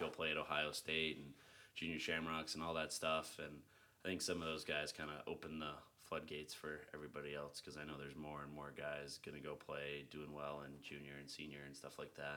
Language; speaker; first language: English; native; English